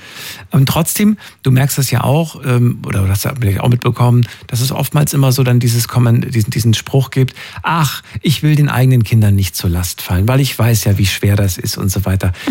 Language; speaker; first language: German; native; German